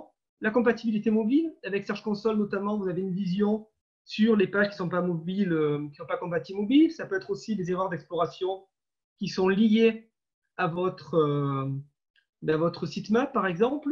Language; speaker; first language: French; native; French